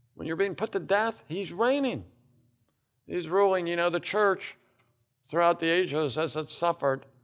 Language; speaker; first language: English; native; English